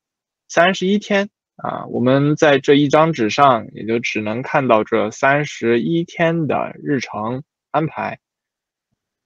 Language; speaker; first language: Chinese; native; Chinese